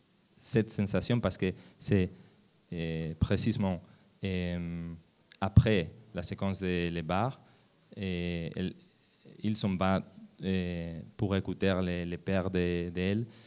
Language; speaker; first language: French; non-native, learner; Spanish